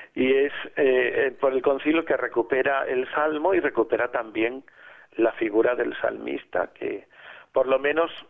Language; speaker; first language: Spanish; native; Spanish